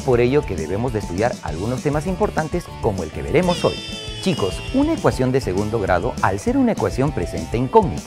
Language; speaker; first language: Spanish; native; Spanish